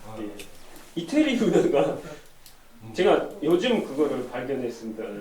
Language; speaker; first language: Korean; non-native, fluent; Japanese